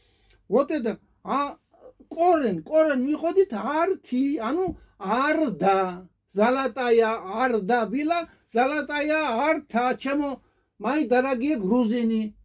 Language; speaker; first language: Russian; non-native, fluent; Georgian